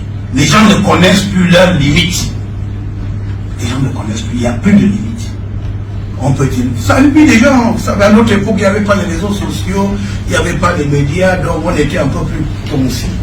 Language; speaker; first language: French; non-native, local second language; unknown